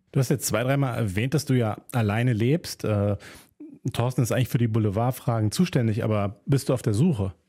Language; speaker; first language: German; native; German